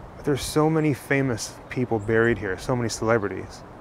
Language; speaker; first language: English; native; English